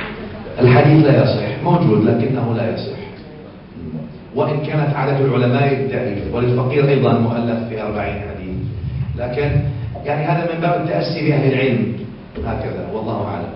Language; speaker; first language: Arabic; native; Arabic